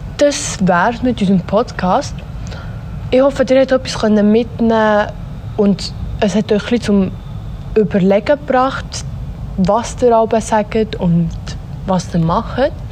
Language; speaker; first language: German; early bilingual, other home language; Swiss German